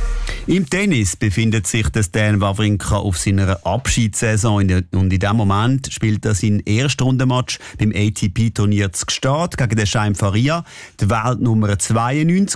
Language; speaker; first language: German; native; German